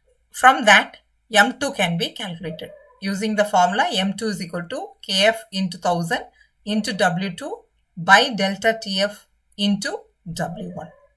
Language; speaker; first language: English; non-native, local second language; Tamil